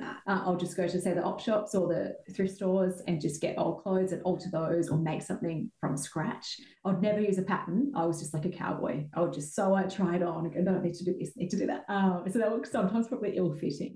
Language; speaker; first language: English; native; English